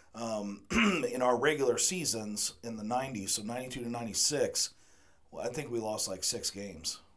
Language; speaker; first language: English; native; English